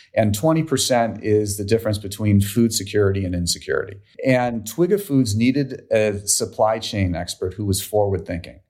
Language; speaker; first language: English; native; English